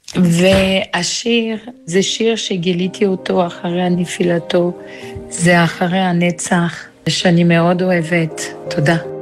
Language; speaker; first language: Hebrew; non-native, fluent; French